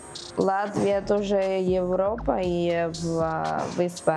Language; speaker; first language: Russian; non-native, fluent; Spanish